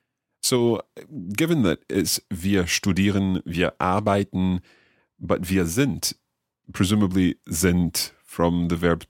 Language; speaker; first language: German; non-native, learner; English